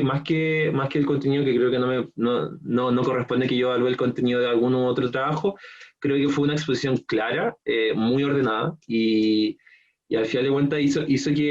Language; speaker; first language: Spanish; native; Spanish